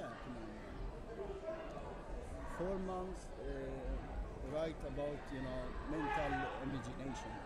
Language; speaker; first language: English; non-native, learner; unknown